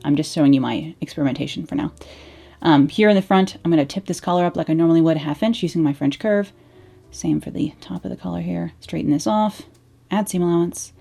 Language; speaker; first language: English; native; English